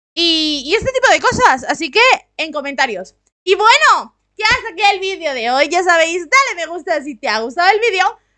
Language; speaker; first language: Spanish; native; Spanish